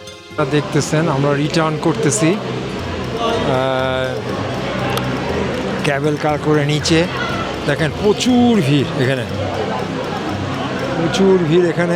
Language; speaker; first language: Bangla; native; Bangla